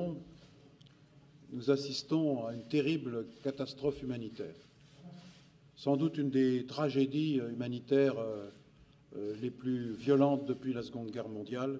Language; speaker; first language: French; native; French